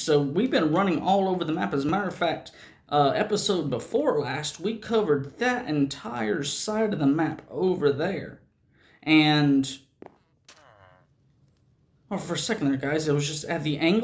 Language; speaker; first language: English; native; English